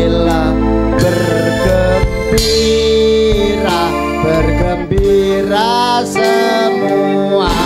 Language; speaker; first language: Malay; non-native, local second language; Javanese